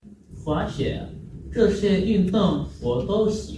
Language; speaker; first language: Chinese; non-native, learner; Indonesian